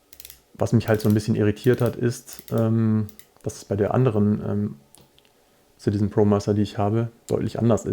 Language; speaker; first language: German; native; German